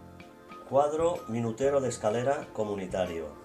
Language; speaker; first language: Spanish; native; Spanish